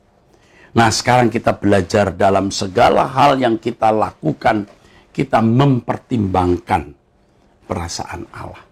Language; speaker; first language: Indonesian; native; Indonesian